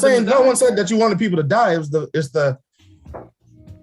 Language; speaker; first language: English; native; English